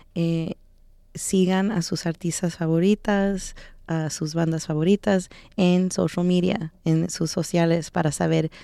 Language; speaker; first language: Spanish; early bilingual, heritage; Spanish